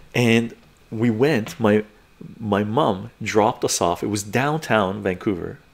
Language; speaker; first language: English; early bilingual, other home language; Persian